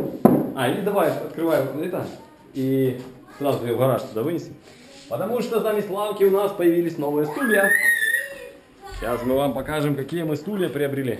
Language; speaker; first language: Russian; native; Russian